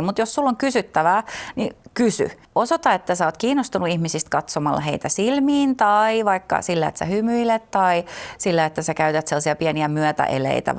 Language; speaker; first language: Finnish; native; Finnish